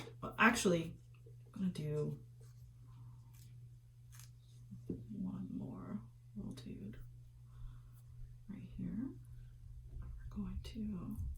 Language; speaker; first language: English; native; English